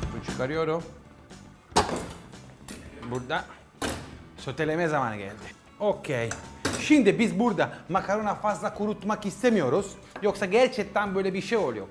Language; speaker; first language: Turkish; non-native, learner; Italian